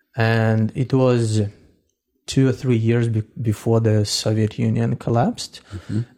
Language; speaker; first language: English; non-native, fluent; Russian